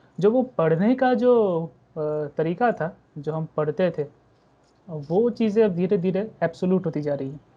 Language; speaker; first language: Hindi; non-native, local second language; Gujarati